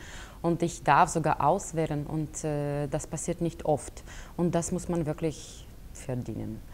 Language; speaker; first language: German; non-native, fluent; Russian